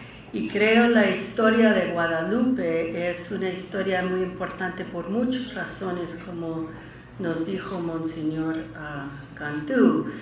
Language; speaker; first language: Spanish; early bilingual, heritage; Spanish